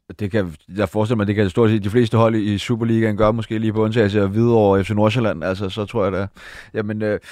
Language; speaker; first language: Danish; native; Danish